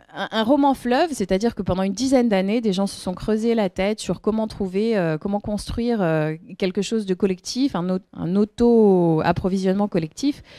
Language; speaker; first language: French; native; French